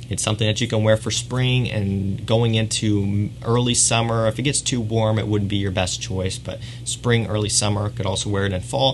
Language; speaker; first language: English; native; English